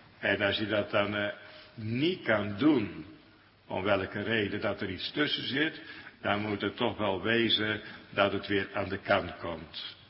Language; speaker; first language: Dutch; native; Dutch